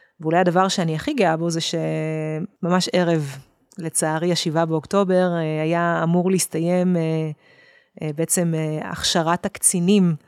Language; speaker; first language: Hebrew; native; Hebrew